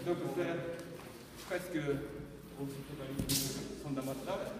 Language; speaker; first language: French; non-native, learner; Japanese